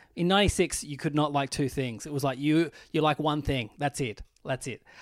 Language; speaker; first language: English; native; English